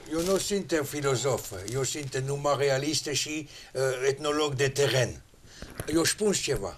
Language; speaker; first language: Romanian; non-native, learner; French